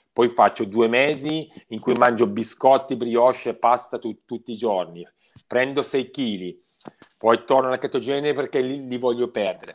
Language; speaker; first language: Italian; native; Italian